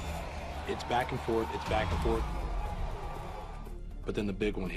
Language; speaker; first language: English; native; English